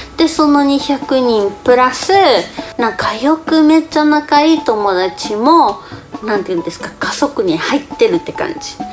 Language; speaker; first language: Japanese; non-native, fluent; Spanish